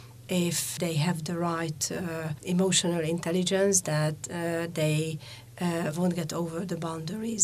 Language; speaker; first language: English; non-native, fluent; Hungarian